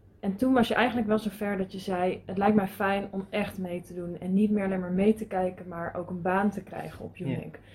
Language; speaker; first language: Dutch; native; Dutch